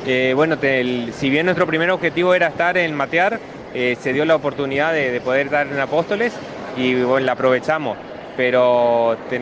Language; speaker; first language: Spanish; native; Spanish